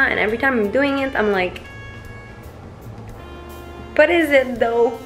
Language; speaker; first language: English; non-native, fluent; French